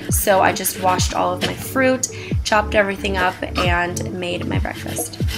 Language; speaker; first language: English; native; English